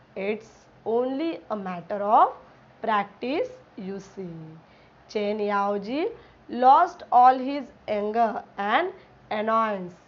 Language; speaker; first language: English; non-native, local second language; Marathi